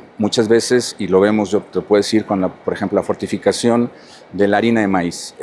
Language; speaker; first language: Spanish; native; Spanish